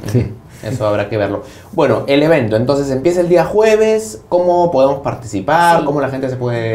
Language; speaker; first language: Spanish; native; Spanish